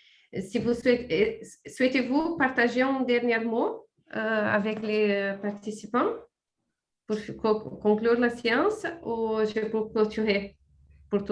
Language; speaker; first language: French; non-native, fluent; Portuguese